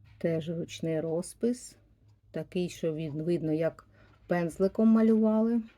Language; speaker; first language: Ukrainian; native; Ukrainian